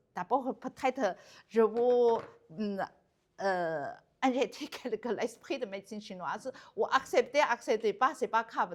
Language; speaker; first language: French; non-native, learner; Chinese